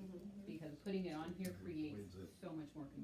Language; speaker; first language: English; native; English